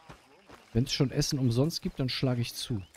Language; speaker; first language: German; native; German